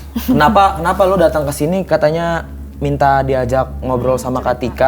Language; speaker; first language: Indonesian; native; Indonesian